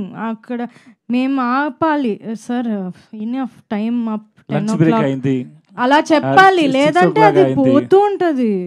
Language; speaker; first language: Telugu; non-native, fluent; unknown